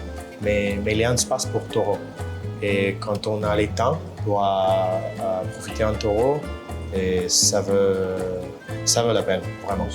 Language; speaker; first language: French; non-native, fluent; Spanish